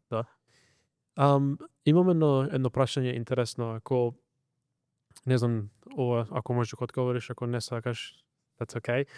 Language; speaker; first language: Macedonian; early bilingual, heritage; Macedonian